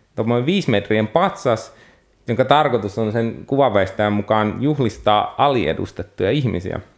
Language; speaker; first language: Finnish; native; Finnish